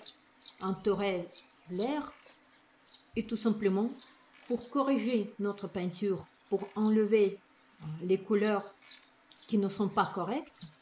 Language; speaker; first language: French; non-native, fluent; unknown